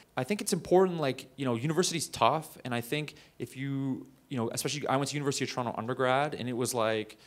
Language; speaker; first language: English; native; English